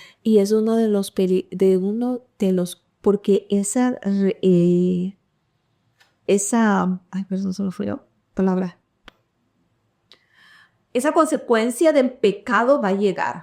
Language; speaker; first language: Spanish; early bilingual, heritage; Spanish